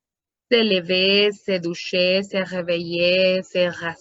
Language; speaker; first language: French; non-native, fluent; Spanish